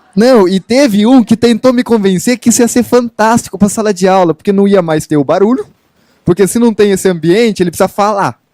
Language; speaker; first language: Portuguese; native; Portuguese